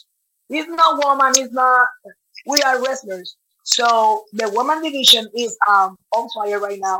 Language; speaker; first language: English; non-native, learner; Spanish